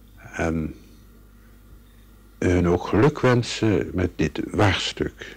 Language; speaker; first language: Dutch; native; Dutch